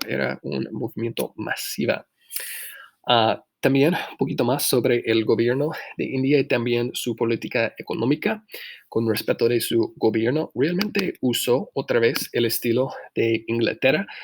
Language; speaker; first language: Spanish; non-native, fluent; English